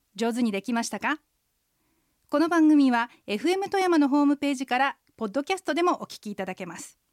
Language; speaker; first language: Japanese; native; Japanese